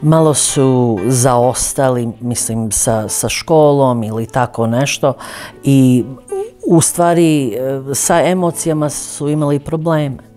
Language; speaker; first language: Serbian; early bilingual, other home language; Croatian